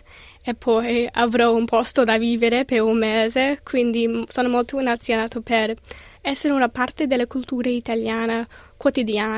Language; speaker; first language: Italian; non-native, learner; English